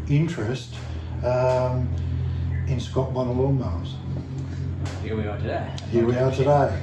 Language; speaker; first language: English; native; English